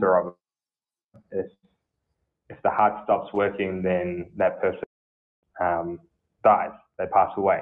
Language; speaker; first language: English; native; English